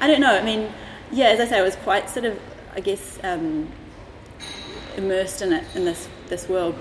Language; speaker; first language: English; native; English